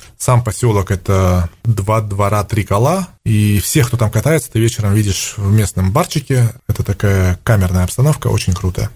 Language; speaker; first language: Russian; native; Russian